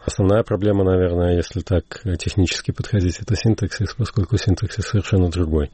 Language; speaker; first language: Russian; native; Russian